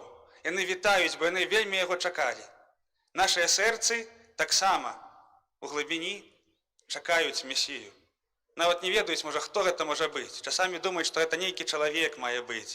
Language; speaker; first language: Belarusian; native; Belarusian